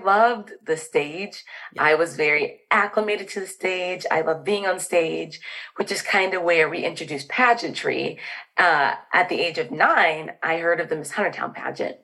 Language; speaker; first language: English; native; English